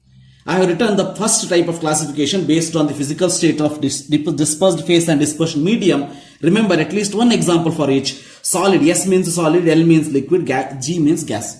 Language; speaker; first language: English; non-native, local second language; Kannada